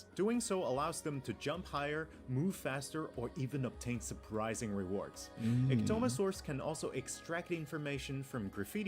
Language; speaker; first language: English; native; English